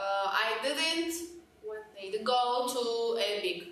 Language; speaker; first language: English; non-native, learner; Turkish